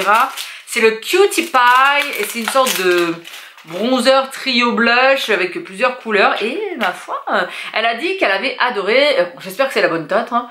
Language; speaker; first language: French; native; French